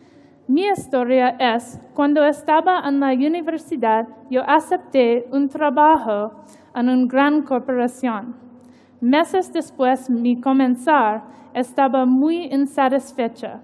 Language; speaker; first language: Spanish; non-native, learner; English